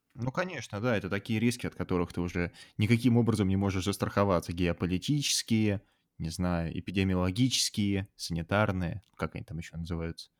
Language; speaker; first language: Russian; native; Russian